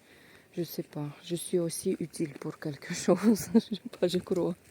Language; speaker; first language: French; non-native, learner; Russian